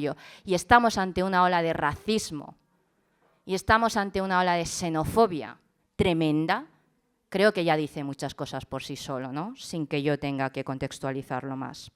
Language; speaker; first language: Spanish; early bilingual, other home language; Chinese